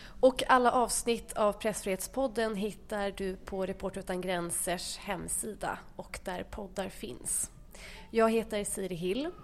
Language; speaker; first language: Swedish; native; Swedish